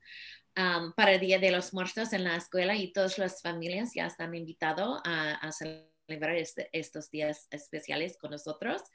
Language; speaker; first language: Spanish; non-native, fluent; English